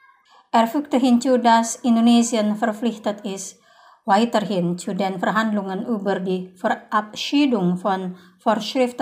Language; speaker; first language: German; non-native, fluent; Indonesian